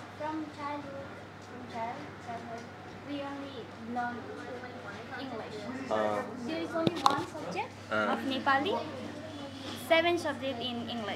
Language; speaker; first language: English; non-native, local second language; Nepali